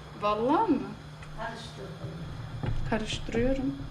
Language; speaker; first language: Turkish; native; Turkish